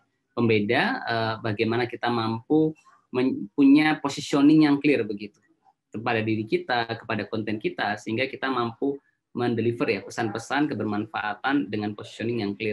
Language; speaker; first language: Indonesian; native; Indonesian